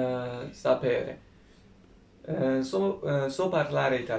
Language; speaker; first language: Italian; non-native, learner; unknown